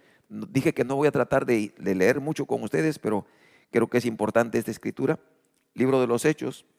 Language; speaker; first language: Spanish; native; Spanish